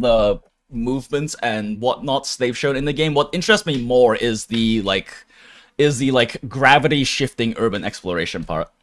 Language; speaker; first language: English; native; English